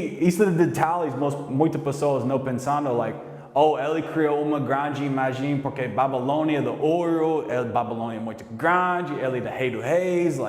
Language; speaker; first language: Portuguese; non-native, learner; English